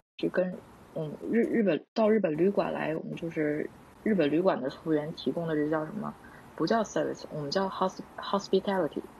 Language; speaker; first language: Chinese; non-native, local second language; Korean